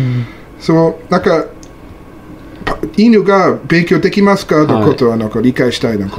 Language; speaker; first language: Japanese; non-native, learner; English